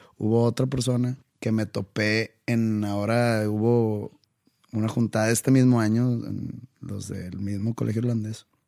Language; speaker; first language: Spanish; native; Spanish